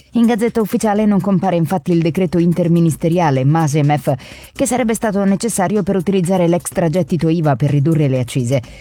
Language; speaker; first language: Italian; native; Italian